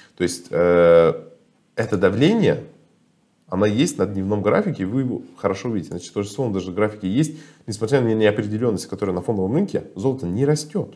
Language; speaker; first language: Russian; non-native, fluent; Persian